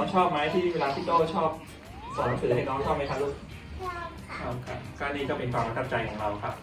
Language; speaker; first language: Thai; native; Thai